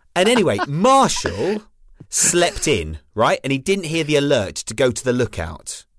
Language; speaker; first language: English; native; English